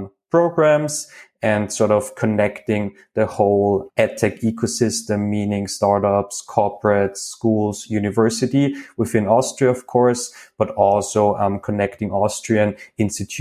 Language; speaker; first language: English; non-native, fluent; German